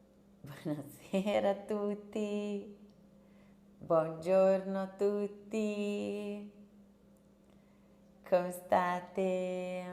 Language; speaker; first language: Italian; non-native, fluent; Portuguese